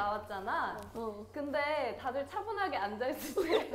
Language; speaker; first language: Korean; native; Korean